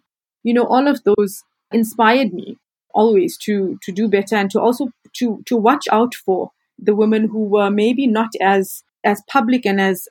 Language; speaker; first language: English; native; English